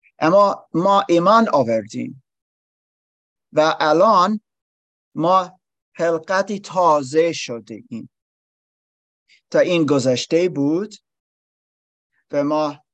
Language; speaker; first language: Persian; non-native, learner; English